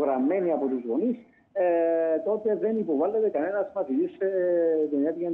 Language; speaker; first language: Greek; native; Greek